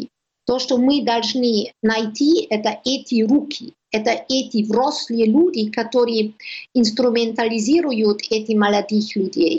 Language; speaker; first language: Russian; non-native, learner; German